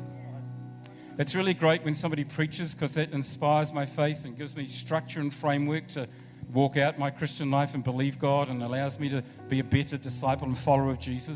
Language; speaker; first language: English; native; English